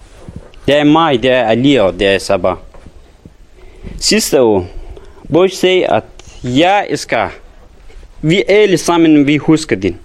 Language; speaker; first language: Danish; non-native, learner; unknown